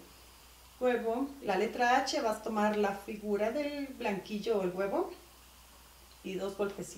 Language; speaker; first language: Spanish; native; Spanish